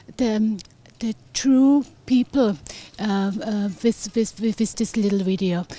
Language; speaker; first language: English; non-native, fluent; German